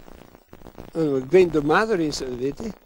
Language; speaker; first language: Icelandic; early bilingual, heritage; English